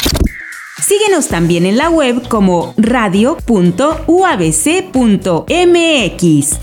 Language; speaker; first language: Spanish; native; Spanish